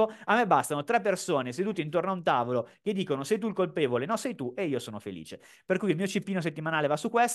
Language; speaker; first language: Italian; native; Italian